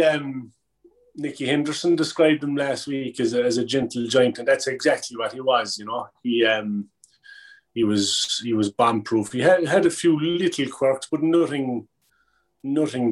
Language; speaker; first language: English; native; English